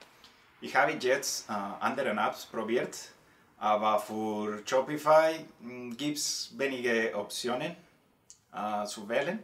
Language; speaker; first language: German; non-native, learner; Spanish